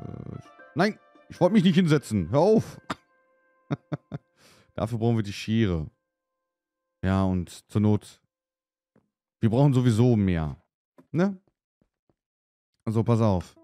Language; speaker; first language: German; native; German